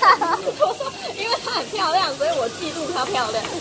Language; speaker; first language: Chinese; non-native, fluent; English